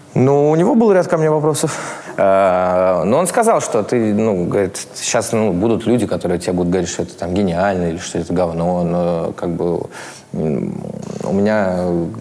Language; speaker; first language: Russian; native; Russian